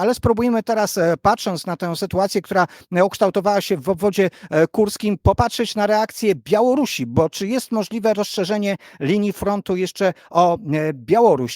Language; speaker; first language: Polish; native; Polish